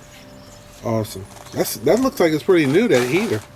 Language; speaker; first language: English; native; English